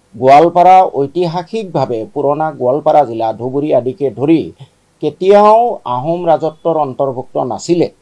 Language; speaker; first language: Assamese; non-native, local second language; Bangla